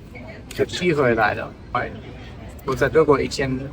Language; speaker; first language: Chinese; non-native, learner; German